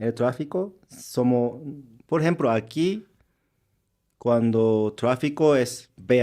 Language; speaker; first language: Spanish; non-native, learner; Japanese